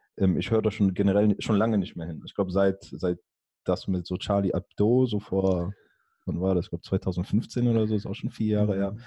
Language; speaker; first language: German; early bilingual, other home language; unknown